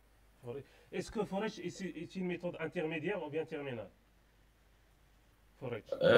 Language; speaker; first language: French; non-native, local second language; Arabic